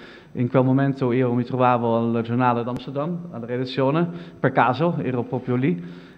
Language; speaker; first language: Italian; non-native, fluent; Dutch